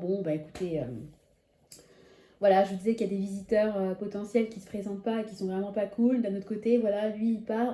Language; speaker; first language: French; native; French